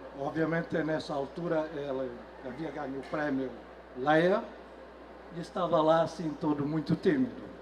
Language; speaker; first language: Portuguese; non-native, local second language; Tetum